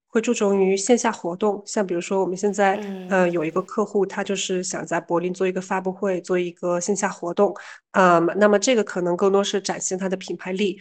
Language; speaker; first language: Chinese; early bilingual, heritage; Chinese